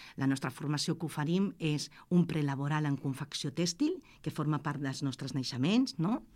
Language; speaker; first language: Catalan; native; Catalan